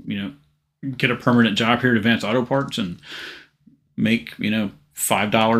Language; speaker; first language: English; native; English